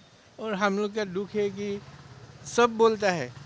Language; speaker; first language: Hindi; non-native, local second language; Assamese